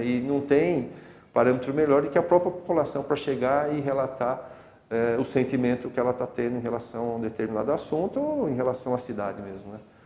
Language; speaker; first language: Portuguese; native; Portuguese